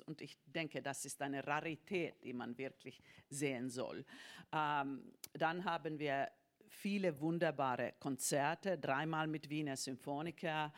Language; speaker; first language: German; non-native, fluent; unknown